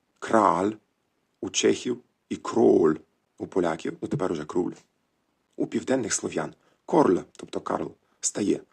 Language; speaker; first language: Ukrainian; native; Ukrainian